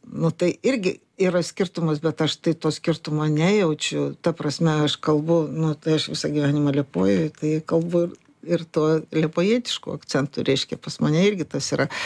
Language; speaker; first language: Lithuanian; native; Lithuanian